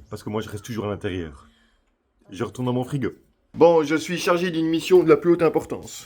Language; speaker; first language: French; native; French